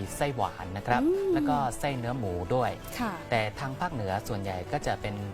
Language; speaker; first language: Thai; non-native, fluent; Chinese